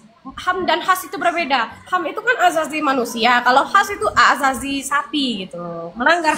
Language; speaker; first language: Indonesian; native; Indonesian